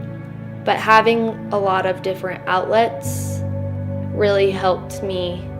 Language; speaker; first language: English; native; English